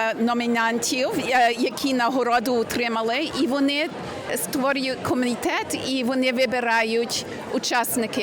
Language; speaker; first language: Ukrainian; early bilingual, heritage; Ukrainian